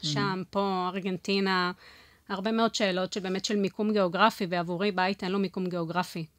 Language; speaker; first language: Hebrew; non-native, fluent; Spanish